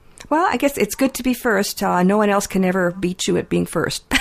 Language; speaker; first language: English; early bilingual, other home language; Ukrainian